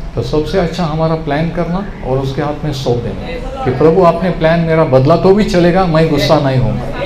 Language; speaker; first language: Hindi; non-native, local second language; Marathi